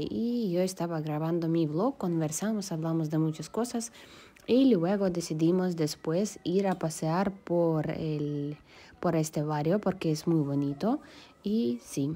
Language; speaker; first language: Spanish; non-native, learner; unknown